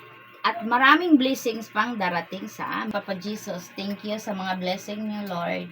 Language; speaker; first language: Filipino; native; Filipino